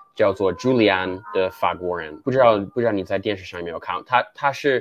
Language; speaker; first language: Chinese; non-native, fluent; English